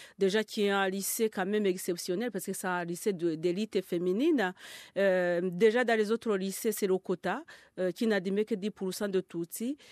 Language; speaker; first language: French; non-native, local second language; Kinyarwanda